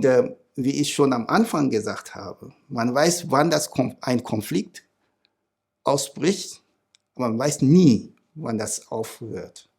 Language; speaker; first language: German; non-native, fluent; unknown